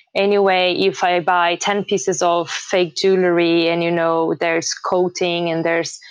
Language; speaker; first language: English; early bilingual, heritage; Portuguese